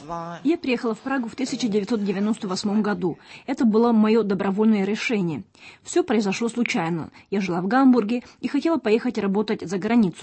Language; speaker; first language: Russian; non-native, fluent; German